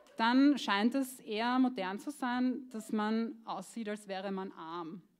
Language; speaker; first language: German; early bilingual, other home language; Croatian